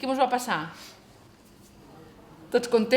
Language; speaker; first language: Catalan; native; Catalan